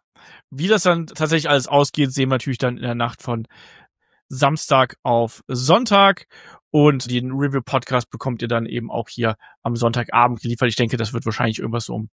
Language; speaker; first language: German; native; German